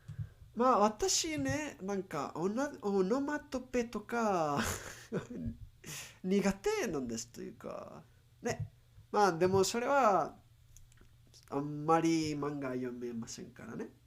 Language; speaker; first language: Japanese; non-native, learner; English